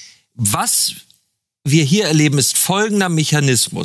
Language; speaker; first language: German; native; German